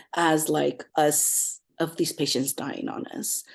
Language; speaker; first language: English; native; English